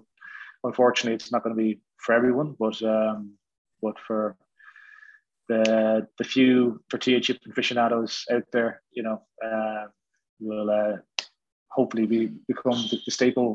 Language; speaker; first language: English; native; English